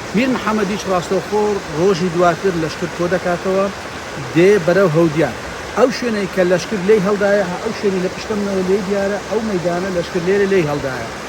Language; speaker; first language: Central Kurdish; native; Central Kurdish